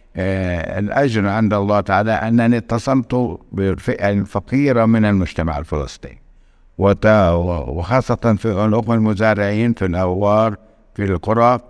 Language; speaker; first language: Arabic; native; Arabic